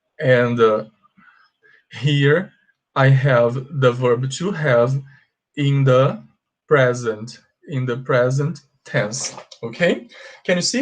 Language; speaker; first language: English; non-native, fluent; Portuguese